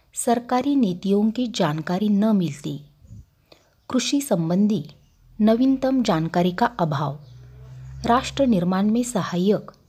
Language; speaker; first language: Hindi; non-native, local second language; Marathi